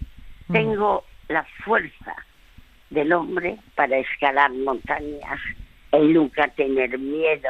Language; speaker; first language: Spanish; early bilingual, other home language; French